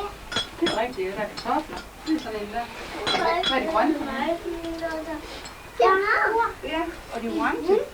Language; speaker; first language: Danish; native; Danish